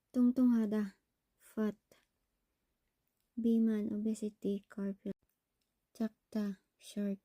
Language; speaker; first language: Korean; non-native, learner; Filipino